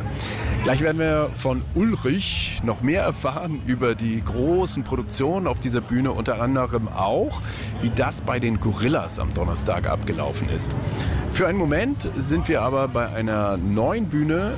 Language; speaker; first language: German; native; German